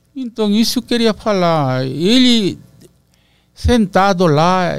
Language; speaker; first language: Portuguese; non-native, learner; Korean